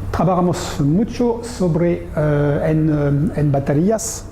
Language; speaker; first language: Spanish; non-native, learner; French